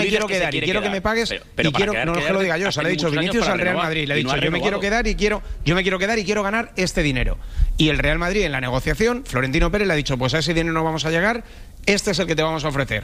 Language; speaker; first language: Spanish; native; Spanish